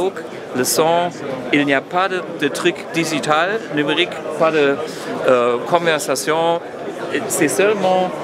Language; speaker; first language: French; non-native, learner; German